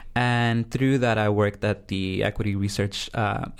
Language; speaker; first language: English; early bilingual, other home language; Spanish